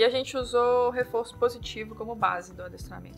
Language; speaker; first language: Portuguese; native; Portuguese